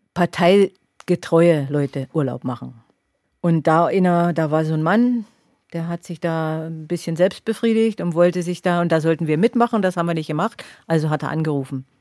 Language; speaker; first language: German; native; German